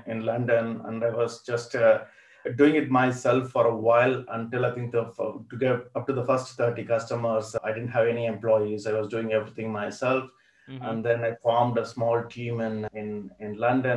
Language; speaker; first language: English; non-native, local second language; Tamil